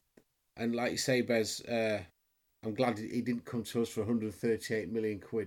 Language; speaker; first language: English; native; English